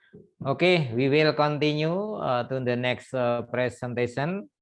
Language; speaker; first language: English; non-native, fluent; Indonesian